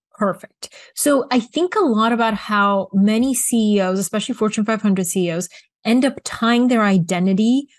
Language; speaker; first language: English; early bilingual, other home language; Bulgarian